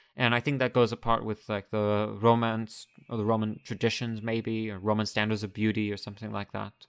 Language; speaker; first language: English; native; English